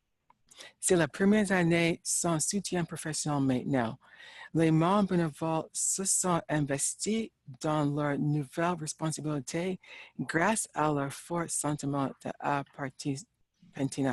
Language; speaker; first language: French; non-native, learner; English